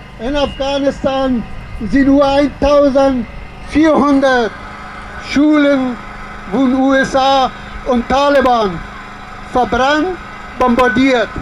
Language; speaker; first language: German; non-native, fluent; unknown